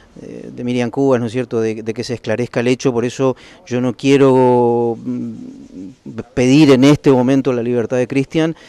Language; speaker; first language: Spanish; native; Spanish